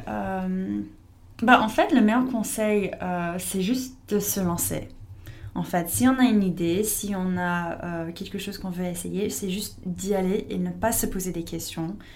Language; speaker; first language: French; non-native, fluent; English